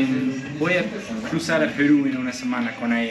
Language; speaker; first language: Spanish; non-native, learner; English